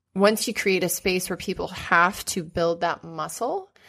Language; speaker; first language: English; native; English